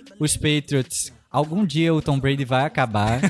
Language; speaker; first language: Portuguese; native; Portuguese